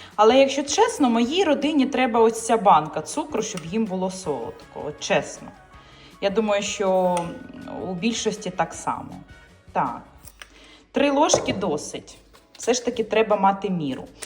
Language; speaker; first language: Ukrainian; non-native, local second language; Russian